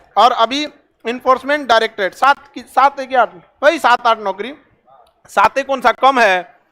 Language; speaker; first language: Hindi; native; Hindi